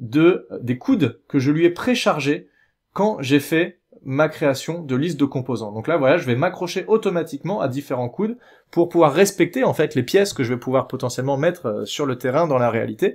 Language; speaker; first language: French; native; French